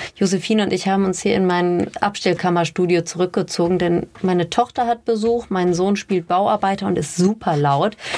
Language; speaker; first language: German; native; German